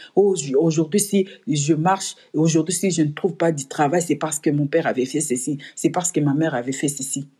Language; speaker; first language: French; non-native, local second language; Lingala